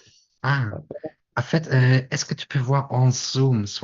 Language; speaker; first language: French; non-native, fluent; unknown